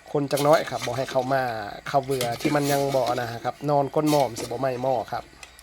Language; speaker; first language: Thai; non-native, local second language; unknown